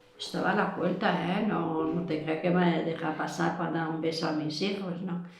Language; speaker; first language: Spanish; non-native, fluent; French